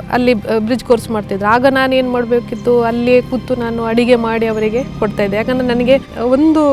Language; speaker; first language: Kannada; native; Kannada